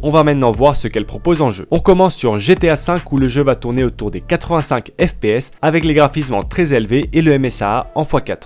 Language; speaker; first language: French; native; French